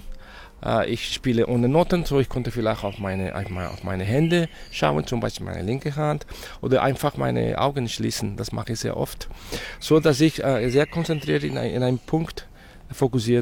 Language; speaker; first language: German; non-native, fluent; Catalan